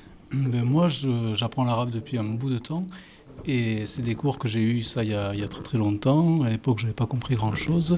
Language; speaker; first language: French; native; French